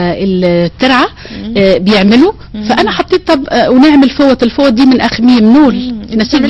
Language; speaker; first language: Arabic; native; Arabic